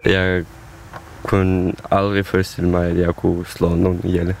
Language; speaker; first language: Danish; non-native, local second language; Ukrainian